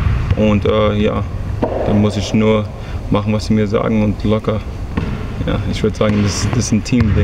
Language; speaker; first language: German; early bilingual, heritage; English